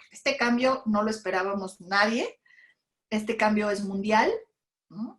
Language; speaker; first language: Spanish; native; Spanish